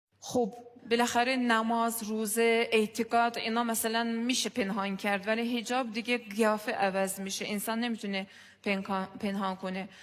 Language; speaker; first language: Persian; non-native, fluent; Azerbaijani